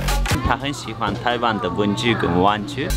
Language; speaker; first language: Chinese; non-native, learner; Turkish